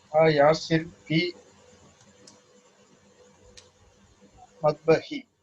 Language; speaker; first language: Arabic; non-native, learner; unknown